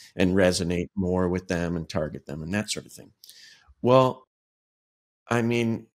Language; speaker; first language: English; native; English